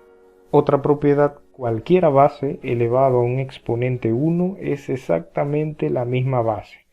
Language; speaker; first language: Spanish; native; Spanish